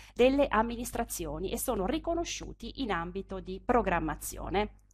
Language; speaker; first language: Italian; native; Italian